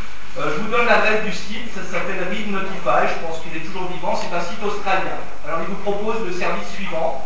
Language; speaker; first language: French; native; French